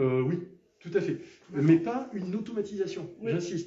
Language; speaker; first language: French; native; French